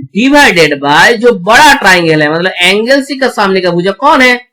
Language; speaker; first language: Hindi; non-native, local second language; Bangla